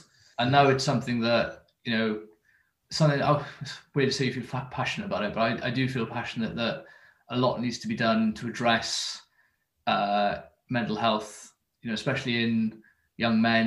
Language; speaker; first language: English; native; English